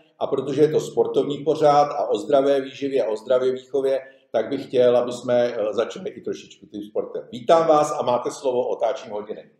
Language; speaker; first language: Czech; native; Czech